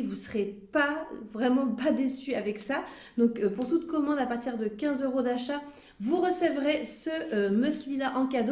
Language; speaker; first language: French; native; French